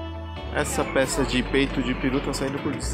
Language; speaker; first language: Portuguese; native; Portuguese